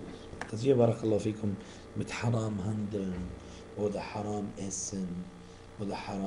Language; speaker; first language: German; non-native, fluent; Arabic